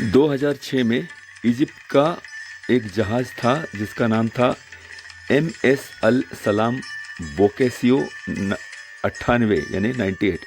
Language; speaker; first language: Hindi; non-native, local second language; Marathi